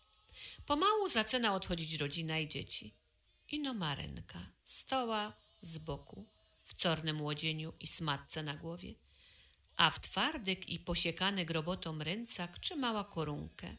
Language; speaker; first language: Polish; native; Polish